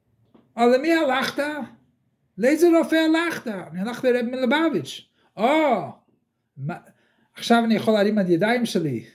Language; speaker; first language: Hebrew; non-native, fluent; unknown